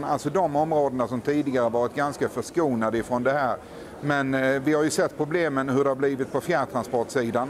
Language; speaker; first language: Swedish; native; Swedish